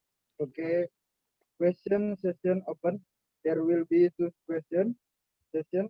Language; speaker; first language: English; non-native, learner; Indonesian